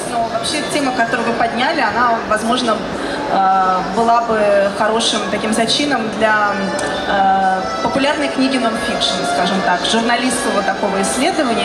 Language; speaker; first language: Russian; native; Russian